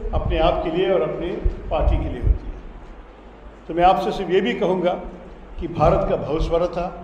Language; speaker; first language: Hindi; non-native, local second language; Malayalam